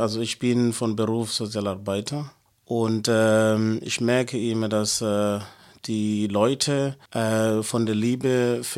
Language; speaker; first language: German; non-native, fluent; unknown